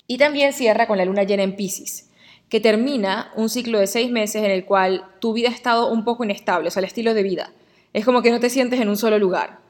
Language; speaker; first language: Spanish; native; Spanish